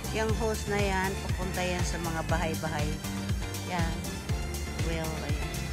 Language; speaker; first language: Filipino; non-native, local second language; Cebuano